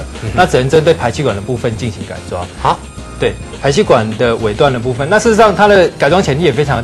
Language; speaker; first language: Chinese; native; Chinese